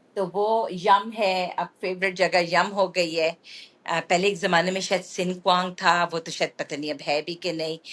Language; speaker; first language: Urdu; native; Urdu